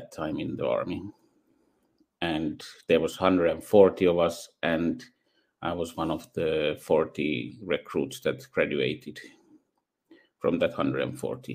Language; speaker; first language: English; non-native, fluent; Finnish